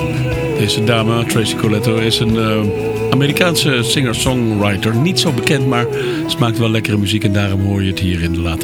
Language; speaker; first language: Dutch; native; Dutch